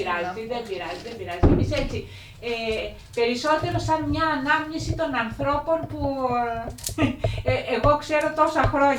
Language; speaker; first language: Greek; native; Greek